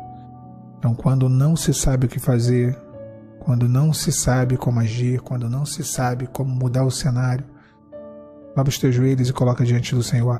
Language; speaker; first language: Portuguese; native; Portuguese